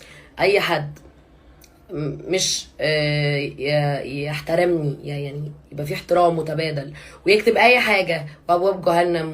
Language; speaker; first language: Arabic; native; Arabic